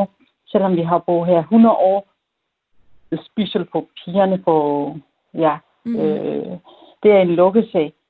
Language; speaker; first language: Danish; non-native, fluent; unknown